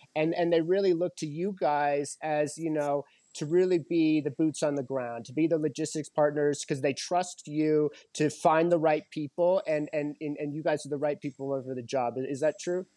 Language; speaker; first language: English; native; English